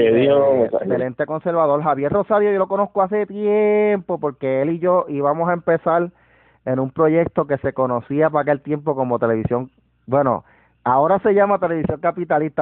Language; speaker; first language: Spanish; native; Spanish